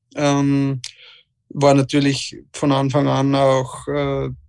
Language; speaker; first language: German; native; German